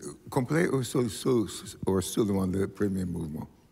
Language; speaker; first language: French; non-native, learner; English